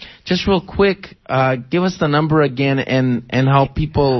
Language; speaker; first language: English; early bilingual, other home language; Spanish